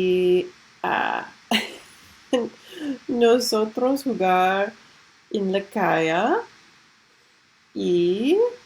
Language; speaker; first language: Spanish; non-native, learner; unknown